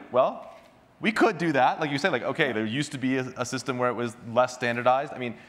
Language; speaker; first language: English; native; English